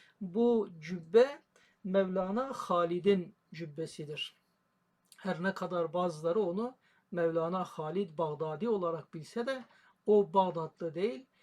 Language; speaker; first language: Turkish; native; Turkish